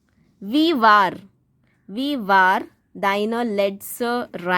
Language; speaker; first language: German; non-native, learner; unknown